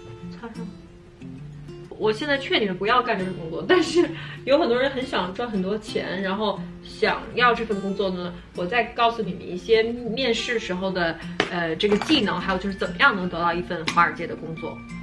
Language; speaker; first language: Chinese; native; Chinese